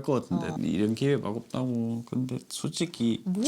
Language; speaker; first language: Korean; non-native, learner; English